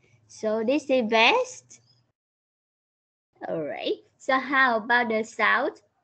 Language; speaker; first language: English; non-native, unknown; Vietnamese